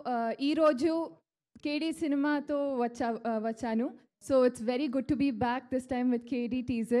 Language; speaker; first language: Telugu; non-native, learner; Kannada